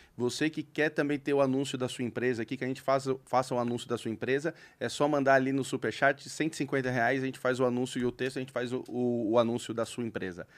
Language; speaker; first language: Portuguese; native; Portuguese